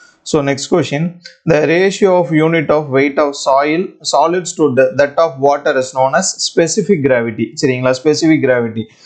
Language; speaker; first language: English; non-native, local second language; Tamil